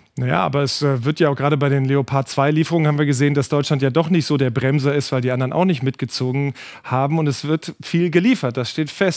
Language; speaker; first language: German; native; German